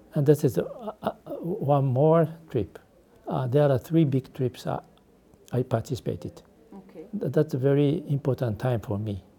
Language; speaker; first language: English; non-native, learner; Japanese